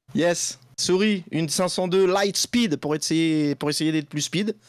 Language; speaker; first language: French; native; French